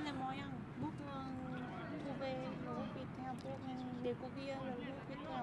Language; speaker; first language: French; non-native, learner; Vietnamese